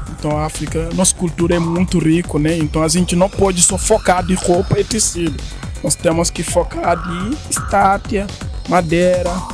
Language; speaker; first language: Portuguese; non-native, fluent; Wolof